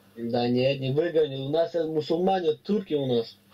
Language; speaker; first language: Russian; non-native, local second language; Tajik